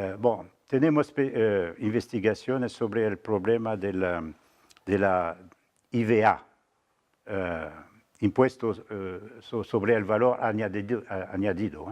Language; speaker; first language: Spanish; non-native, fluent; French